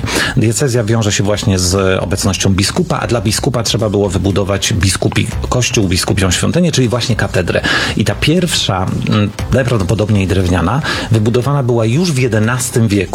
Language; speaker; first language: Polish; native; Polish